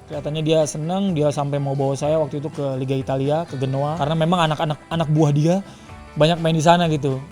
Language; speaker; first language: Indonesian; native; Indonesian